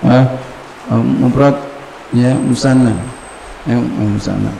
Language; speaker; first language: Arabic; non-native, fluent; Indonesian